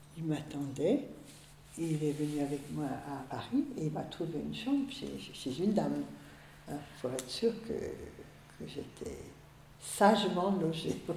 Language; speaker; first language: French; early bilingual, other home language; Hungarian